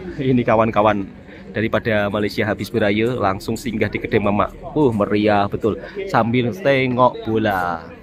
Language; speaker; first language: Indonesian; native; Indonesian